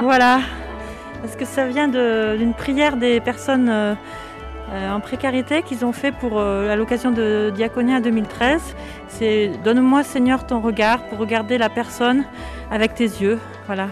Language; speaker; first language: French; native; French